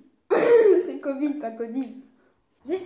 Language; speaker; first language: French; native; French